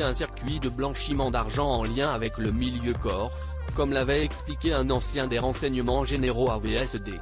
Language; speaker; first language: French; native; French